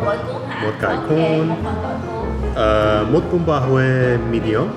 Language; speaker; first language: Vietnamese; non-native, learner; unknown